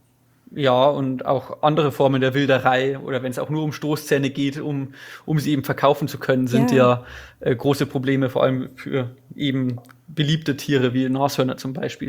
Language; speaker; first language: German; native; German